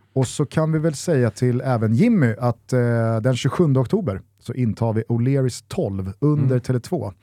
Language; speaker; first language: Swedish; native; Swedish